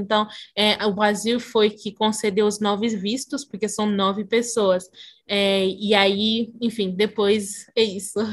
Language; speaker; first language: Portuguese; early bilingual, other home language; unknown